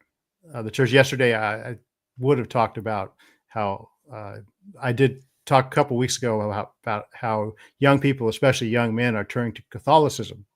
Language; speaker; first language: English; native; English